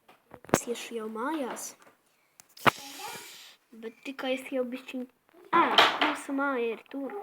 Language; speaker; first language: Latvian; non-native, local second language; Russian